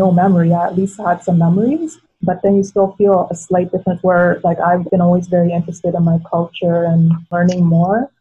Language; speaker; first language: English; non-native, fluent; Filipino